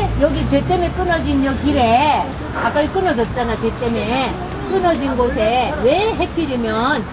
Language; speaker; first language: Korean; native; Korean